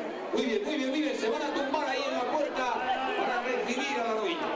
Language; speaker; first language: Spanish; native; Spanish